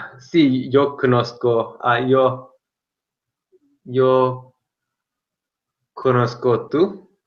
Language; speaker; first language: Spanish; non-native, learner; English